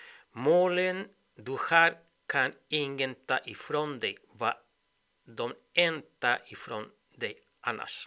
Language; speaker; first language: Swedish; non-native, fluent; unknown